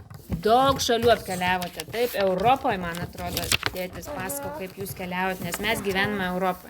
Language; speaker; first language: Lithuanian; native; Lithuanian